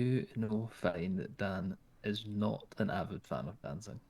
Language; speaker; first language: English; native; English